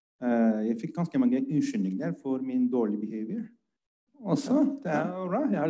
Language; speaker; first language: Norwegian; non-native, fluent; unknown